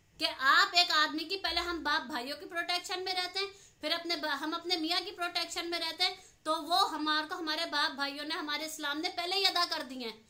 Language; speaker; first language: Urdu; native; Urdu